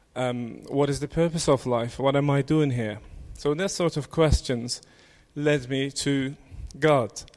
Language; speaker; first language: English; non-native, fluent; Turkish